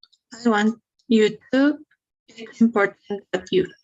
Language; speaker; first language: English; non-native, learner; Spanish